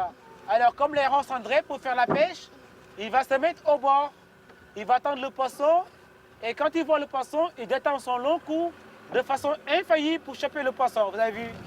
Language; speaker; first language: French; non-native, local second language; Wolof